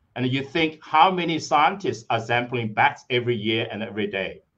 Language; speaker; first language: English; non-native, fluent; Chinese